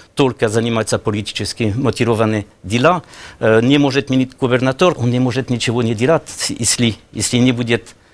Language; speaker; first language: Russian; non-native, learner; French